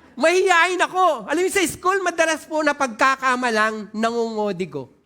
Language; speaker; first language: Filipino; non-native, local second language; Waray